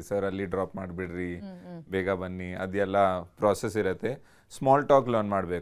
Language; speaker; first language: Kannada; non-native, learner; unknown